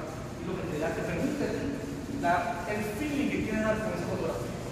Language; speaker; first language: Spanish; native; Spanish